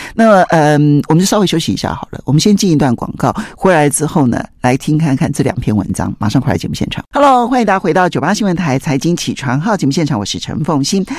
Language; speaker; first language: Chinese; native; Chinese